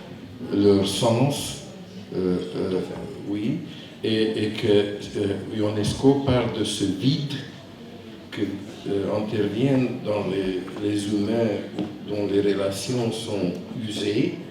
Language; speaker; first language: French; non-native, fluent; Hungarian